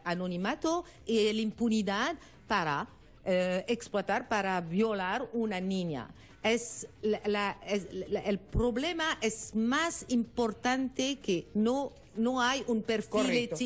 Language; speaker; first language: Spanish; non-native, learner; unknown